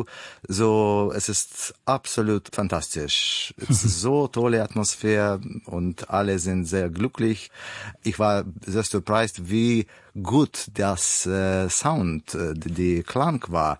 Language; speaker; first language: German; non-native, learner; Russian